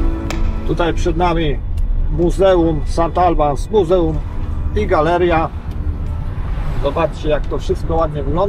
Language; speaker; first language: Polish; native; Polish